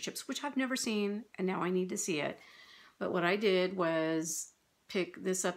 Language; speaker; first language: English; native; English